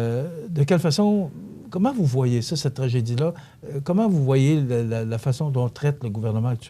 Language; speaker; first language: French; native; French